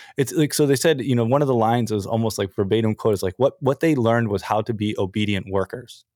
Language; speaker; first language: English; native; English